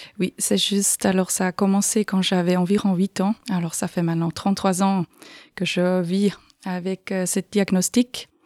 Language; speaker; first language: French; non-native, fluent; Swiss German